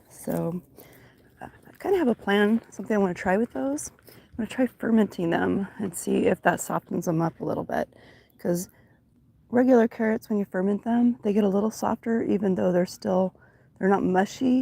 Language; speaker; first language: English; native; English